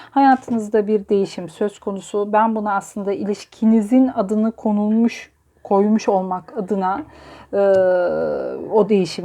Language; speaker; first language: Turkish; native; Turkish